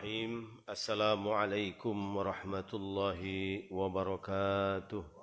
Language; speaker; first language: Indonesian; native; Indonesian